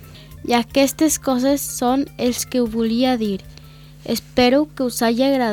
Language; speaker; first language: Catalan; early bilingual, other home language; Spanish